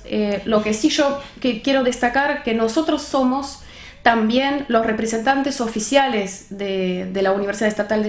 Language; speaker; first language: Spanish; non-native, fluent; Russian